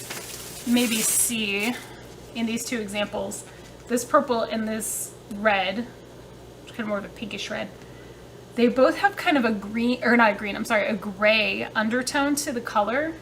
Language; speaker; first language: English; native; English